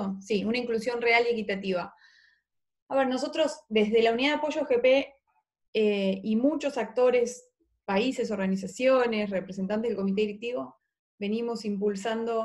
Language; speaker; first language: Spanish; native; Spanish